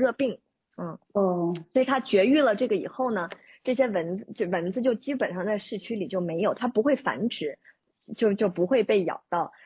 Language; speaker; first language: Chinese; native; Chinese